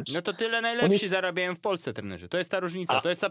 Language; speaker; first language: Polish; native; Polish